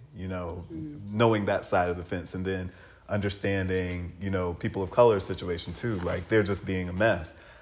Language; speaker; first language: English; native; English